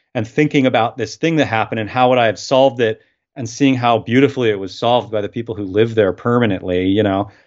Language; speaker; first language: English; native; English